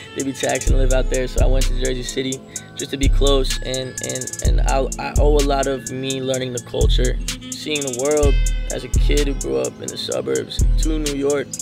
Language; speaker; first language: English; native; English